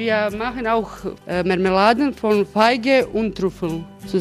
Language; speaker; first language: German; non-native, local second language; Croatian